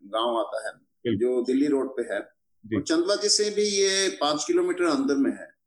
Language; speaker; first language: Hindi; native; Hindi